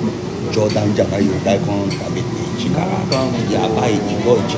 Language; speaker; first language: Japanese; non-native, learner; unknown